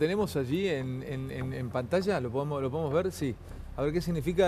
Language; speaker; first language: Spanish; native; Spanish